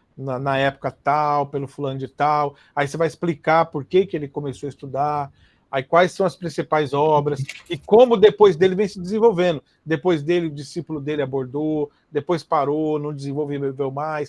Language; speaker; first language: Portuguese; native; Portuguese